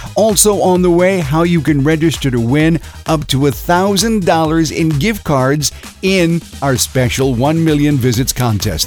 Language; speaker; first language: English; early bilingual, other home language; Spanish